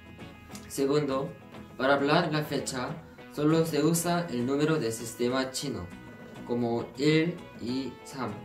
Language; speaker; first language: Spanish; non-native, fluent; Korean